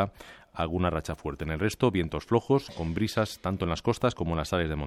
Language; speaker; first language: Spanish; native; Spanish